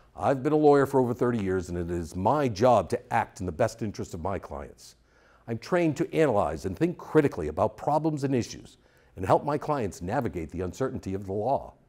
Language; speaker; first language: English; native; English